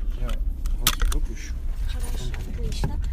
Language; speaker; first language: Russian; non-native, learner; Chinese